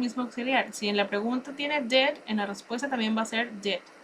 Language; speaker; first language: Spanish; native; Spanish